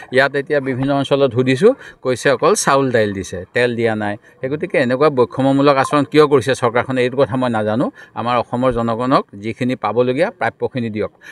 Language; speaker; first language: Assamese; native; Assamese